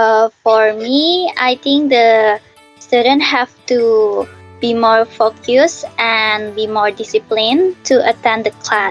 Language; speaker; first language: English; non-native, learner; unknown